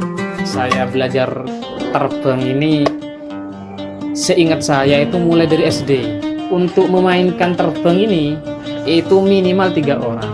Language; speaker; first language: Indonesian; non-native, local second language; Madurese